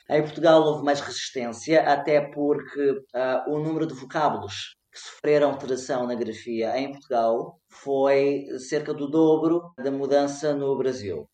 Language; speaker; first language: Portuguese; native; Portuguese